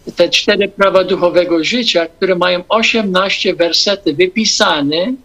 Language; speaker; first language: Polish; non-native, fluent; English